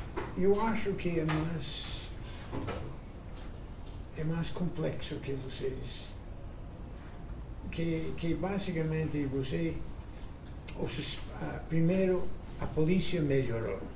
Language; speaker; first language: Portuguese; non-native, fluent; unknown